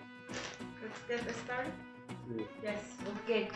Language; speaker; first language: English; non-native, learner; Spanish